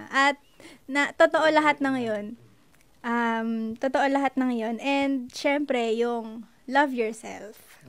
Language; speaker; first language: Filipino; native; Filipino